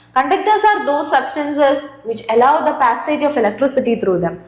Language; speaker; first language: English; non-native, local second language; Malayalam